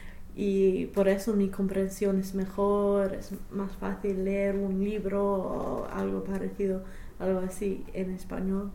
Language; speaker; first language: Spanish; non-native, fluent; English